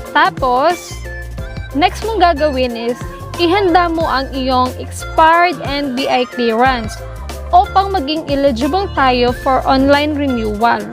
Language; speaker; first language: Filipino; non-native, local second language; Cebuano